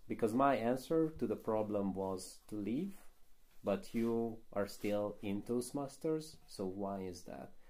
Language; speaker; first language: English; non-native, fluent; Hungarian